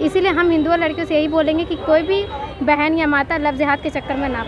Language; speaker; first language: Hindi; native; Hindi